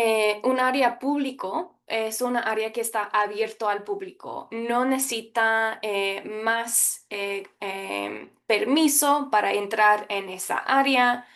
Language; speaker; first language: Spanish; early bilingual, heritage; Spanish